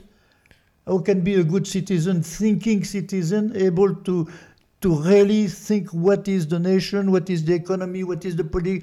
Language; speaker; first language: English; non-native, fluent; French